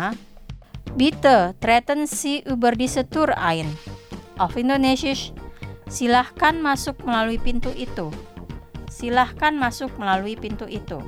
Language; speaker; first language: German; non-native, fluent; Indonesian